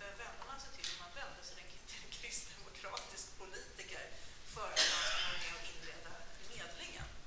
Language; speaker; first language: Swedish; native; Swedish